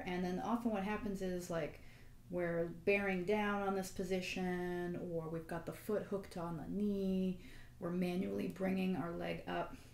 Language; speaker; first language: English; native; English